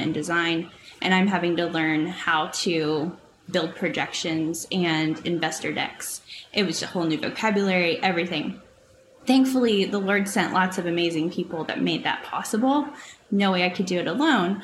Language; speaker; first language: English; native; English